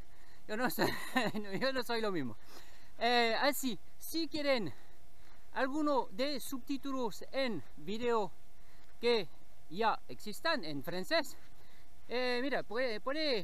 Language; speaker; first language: Spanish; non-native, learner; French